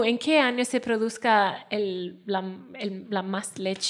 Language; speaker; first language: Spanish; non-native, fluent; Welsh